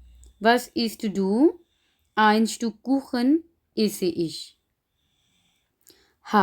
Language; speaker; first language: German; non-native, fluent; Urdu